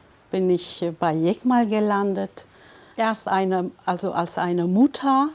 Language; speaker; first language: German; non-native, fluent; Kurdish